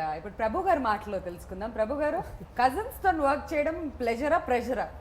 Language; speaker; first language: Telugu; native; Telugu